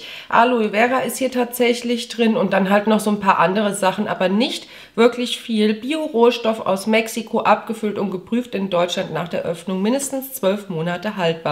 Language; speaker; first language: German; native; German